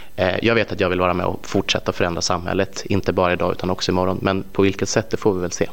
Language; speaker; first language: Swedish; native; Swedish